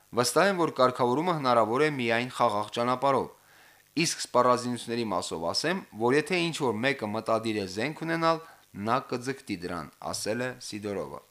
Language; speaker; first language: Armenian; native; Armenian